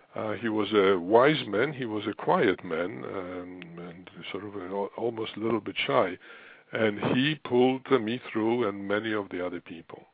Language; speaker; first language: English; non-native, fluent; Russian